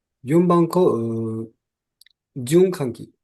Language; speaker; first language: Japanese; non-native, fluent; Nepali